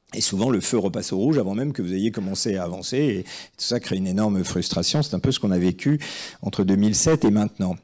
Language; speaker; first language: French; native; French